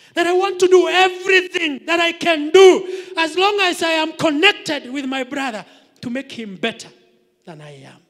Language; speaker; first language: English; non-native, local second language; Swahili